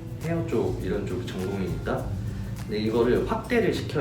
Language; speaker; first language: Korean; native; Korean